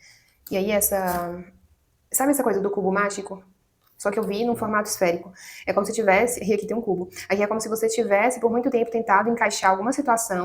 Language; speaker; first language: Portuguese; native; Portuguese